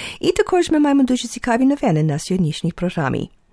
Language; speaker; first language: Ukrainian; early bilingual, heritage; Ukrainian